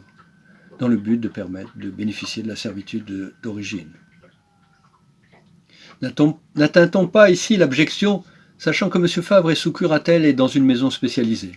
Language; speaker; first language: French; native; French